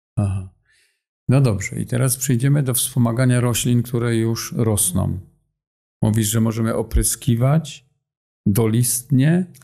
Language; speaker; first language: Polish; native; Polish